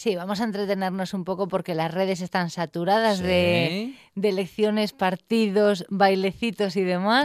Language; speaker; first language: Spanish; native; Spanish